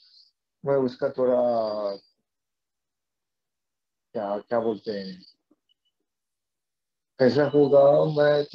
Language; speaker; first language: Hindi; non-native, fluent; Japanese